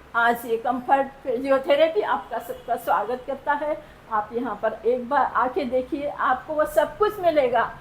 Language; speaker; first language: Hindi; non-native, local second language; Marathi